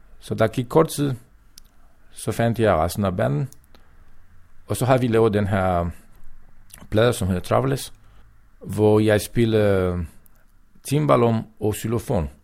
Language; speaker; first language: Danish; non-native, fluent; Romanian